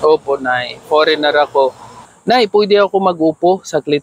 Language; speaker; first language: Filipino; non-native, learner; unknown